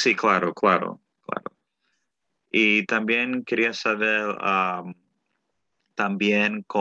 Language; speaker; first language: Spanish; early bilingual, heritage; Spanish